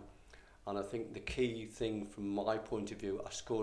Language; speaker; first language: English; native; English